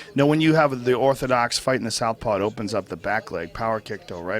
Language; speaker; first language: English; native; English